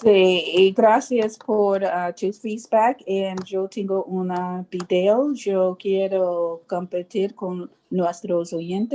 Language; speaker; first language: Spanish; non-native, learner; English